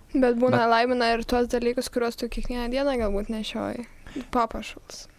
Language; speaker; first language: Lithuanian; native; Lithuanian